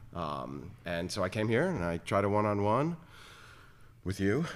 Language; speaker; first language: English; native; English